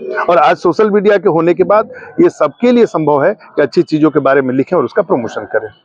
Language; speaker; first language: Hindi; non-native, local second language; Bhojpuri